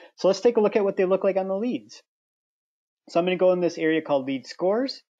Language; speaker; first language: English; native; English